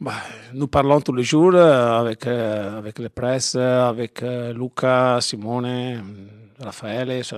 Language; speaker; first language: French; non-native, learner; Italian